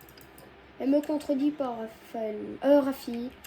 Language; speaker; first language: French; native; French